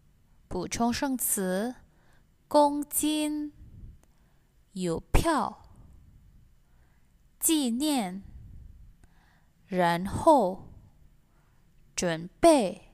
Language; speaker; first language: Chinese; non-native, fluent; Indonesian